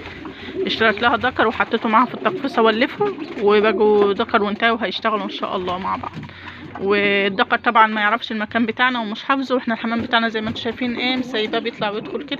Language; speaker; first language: Arabic; native; Arabic